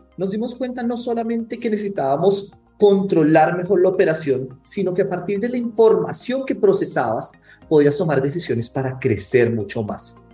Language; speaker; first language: Spanish; native; Spanish